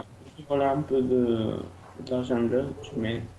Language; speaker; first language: French; non-native, fluent; Portuguese